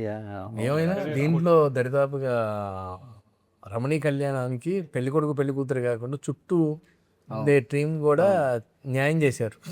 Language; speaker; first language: Telugu; native; Telugu